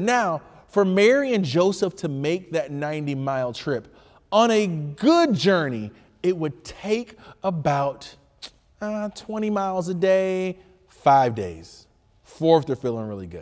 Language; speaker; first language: English; native; English